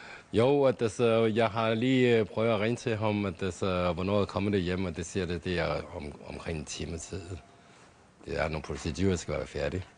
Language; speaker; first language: Danish; non-native, fluent; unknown